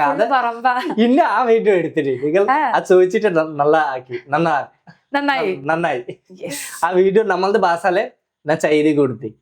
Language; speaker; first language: Malayalam; non-native, local second language; Bangla